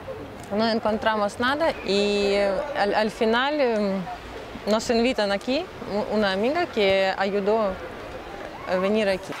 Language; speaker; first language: Spanish; non-native, learner; Russian